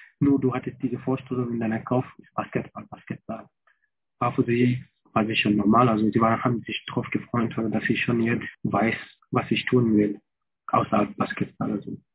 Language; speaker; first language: German; non-native, fluent; Fula